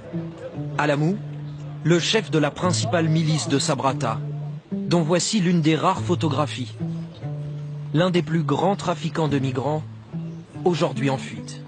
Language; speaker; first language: French; native; French